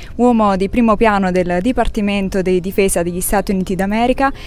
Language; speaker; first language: Italian; native; Italian